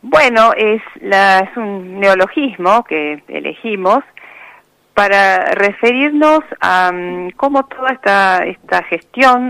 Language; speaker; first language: Spanish; native; Spanish